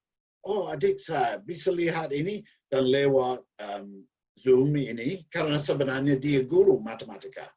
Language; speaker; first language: Indonesian; non-native, learner; English